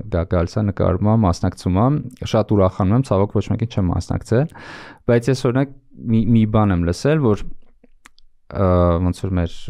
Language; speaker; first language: Armenian; native; Armenian